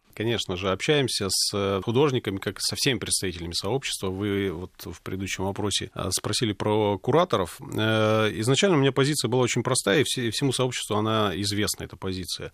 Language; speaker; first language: Russian; native; Russian